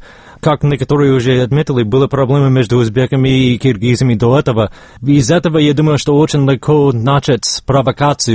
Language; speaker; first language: Russian; non-native, fluent; English